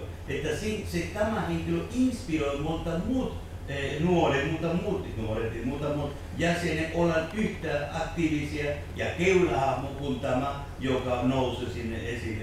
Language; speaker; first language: Finnish; non-native, fluent; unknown